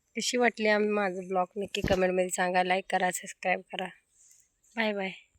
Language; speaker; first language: Marathi; non-native, local second language; Kannada